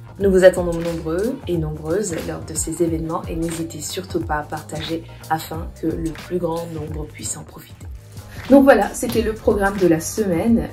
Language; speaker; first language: French; non-native, fluent; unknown